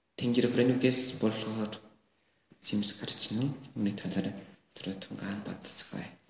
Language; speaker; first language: Mongolian; non-native, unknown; Korean